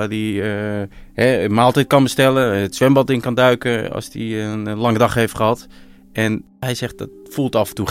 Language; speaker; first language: Dutch; native; Dutch